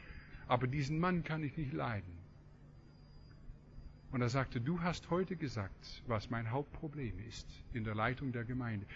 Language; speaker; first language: German; non-native, fluent; English